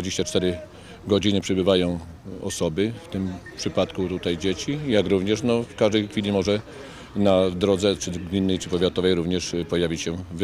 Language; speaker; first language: Polish; native; Polish